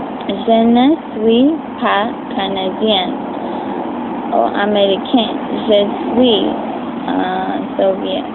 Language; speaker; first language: French; non-native, learner; English